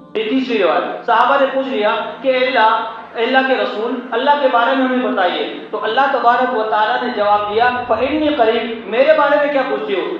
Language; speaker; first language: Urdu; native; Urdu